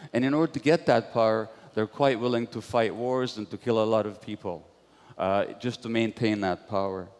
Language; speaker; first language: English; non-native, fluent; Hungarian